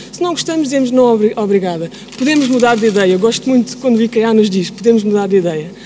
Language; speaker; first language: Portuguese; early bilingual, heritage; Portuguese